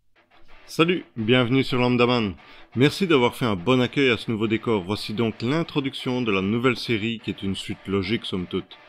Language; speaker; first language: French; native; French